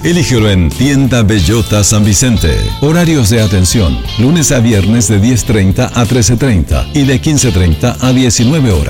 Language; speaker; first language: Spanish; native; Spanish